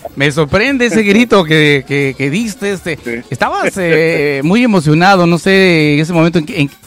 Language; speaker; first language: Spanish; native; Spanish